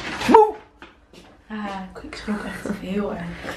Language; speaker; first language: Dutch; native; Dutch